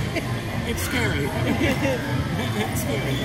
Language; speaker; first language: English; native; English